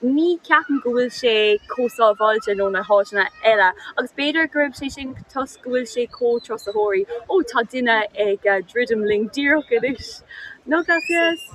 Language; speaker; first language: Irish; non-native, local second language; English